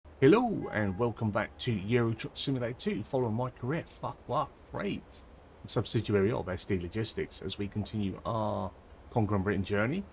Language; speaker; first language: English; native; English